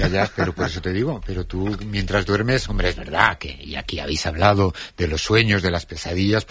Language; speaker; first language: Spanish; native; Spanish